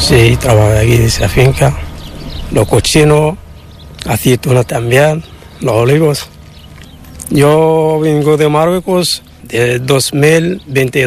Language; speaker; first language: Spanish; non-native, learner; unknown